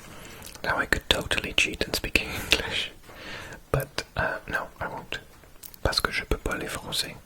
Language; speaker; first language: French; non-native, learner; English